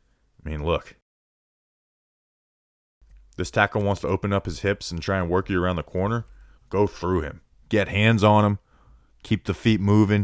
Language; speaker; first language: English; native; English